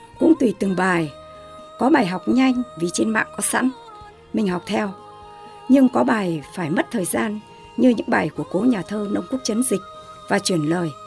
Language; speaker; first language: Vietnamese; non-native, local second language; Tày